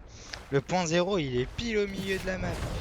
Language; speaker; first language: French; native; French